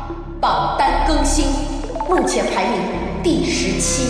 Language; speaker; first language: Chinese; native; Chinese